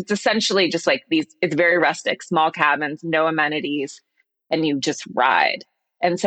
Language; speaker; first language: English; native; English